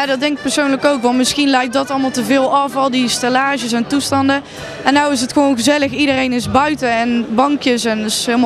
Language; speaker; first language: Dutch; native; Dutch